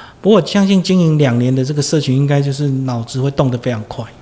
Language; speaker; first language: Chinese; native; Chinese